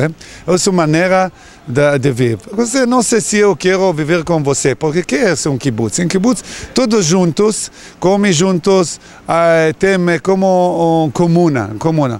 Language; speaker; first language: Portuguese; non-native, learner; Hebrew